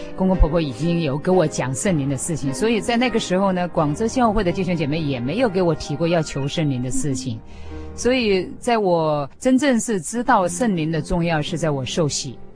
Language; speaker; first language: Chinese; native; Chinese